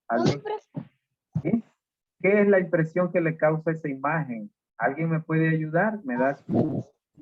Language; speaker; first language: Spanish; native; Spanish